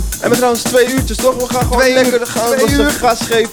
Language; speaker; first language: Dutch; native; Dutch